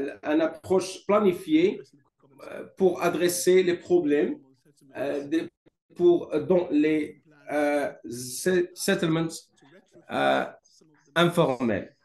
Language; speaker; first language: French; non-native, fluent; English